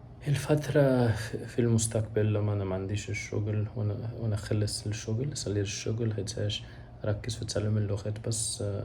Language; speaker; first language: Arabic; non-native, learner; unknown